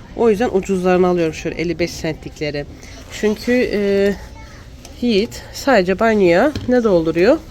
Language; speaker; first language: Turkish; early bilingual, heritage; Turkish